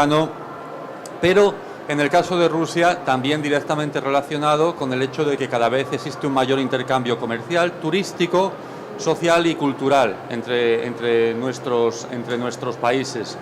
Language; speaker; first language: Spanish; native; Spanish